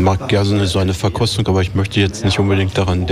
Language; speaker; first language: German; native; German